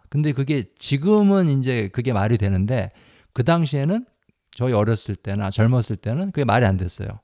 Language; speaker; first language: Korean; native; Korean